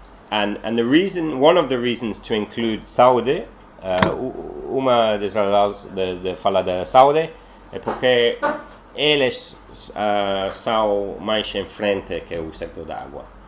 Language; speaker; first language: Portuguese; non-native, learner; English